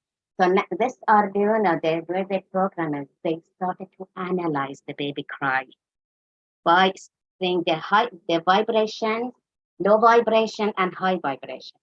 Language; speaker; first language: English; non-native, fluent; Arabic